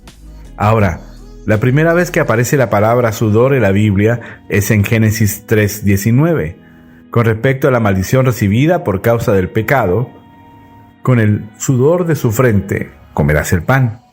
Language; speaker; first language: Spanish; native; Spanish